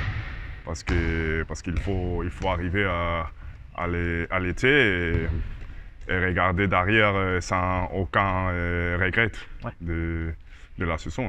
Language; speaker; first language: French; non-native, learner; Spanish